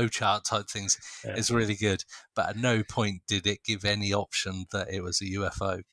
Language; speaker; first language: English; native; English